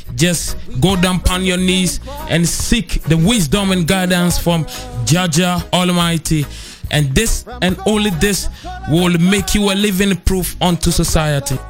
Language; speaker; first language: English; non-native, local second language; Akan